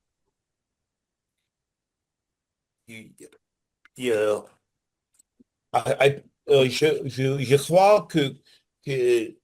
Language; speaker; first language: French; non-native, learner; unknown